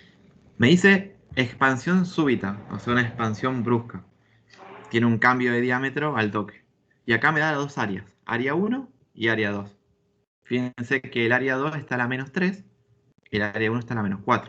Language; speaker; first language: Spanish; native; Spanish